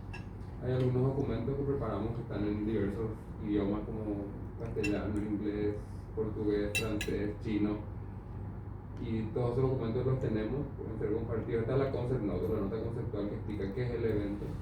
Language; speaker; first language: Spanish; native; Spanish